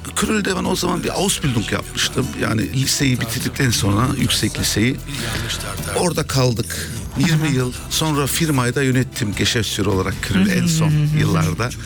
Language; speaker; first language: Turkish; early bilingual, heritage; German